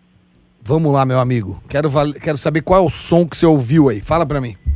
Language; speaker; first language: Portuguese; native; Portuguese